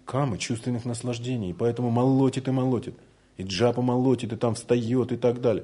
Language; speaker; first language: Russian; native; Russian